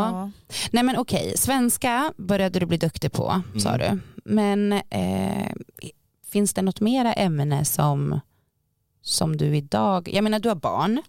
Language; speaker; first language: Swedish; native; Swedish